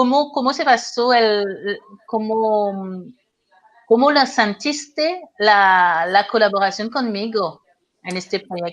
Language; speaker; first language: Spanish; non-native, learner; French